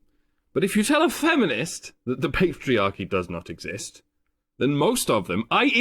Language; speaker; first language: English; native; English